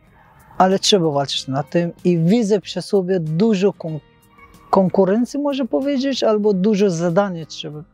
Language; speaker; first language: Polish; non-native, learner; Persian